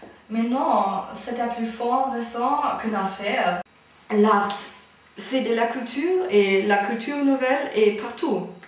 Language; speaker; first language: French; non-native, learner; German